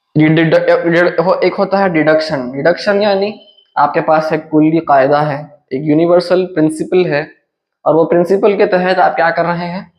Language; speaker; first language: Urdu; native; Urdu